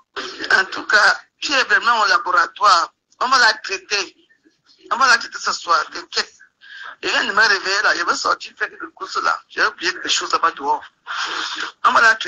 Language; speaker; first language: French; native; French